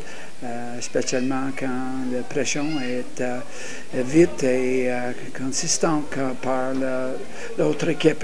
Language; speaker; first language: French; non-native, learner; English